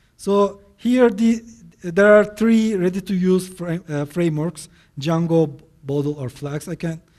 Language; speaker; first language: English; non-native, fluent; Turkish